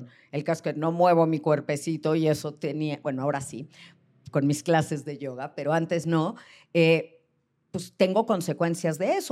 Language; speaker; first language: Spanish; native; Spanish